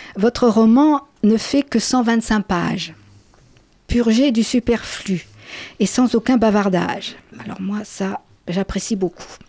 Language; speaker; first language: French; native; French